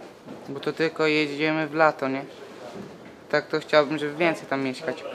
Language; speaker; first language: Polish; early bilingual, other home language; Turkish